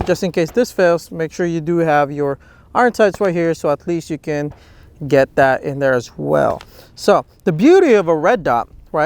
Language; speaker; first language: English; native; English